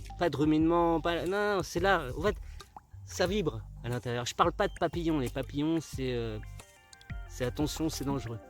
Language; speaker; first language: French; early bilingual, other home language; Spanish